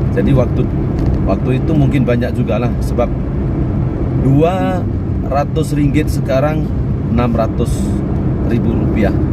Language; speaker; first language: Indonesian; native; Indonesian